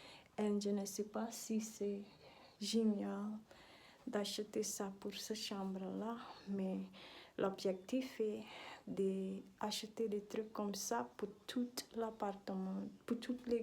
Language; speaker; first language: French; non-native, learner; Dutch